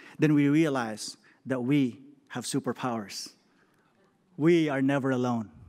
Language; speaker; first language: English; non-native, local second language; Filipino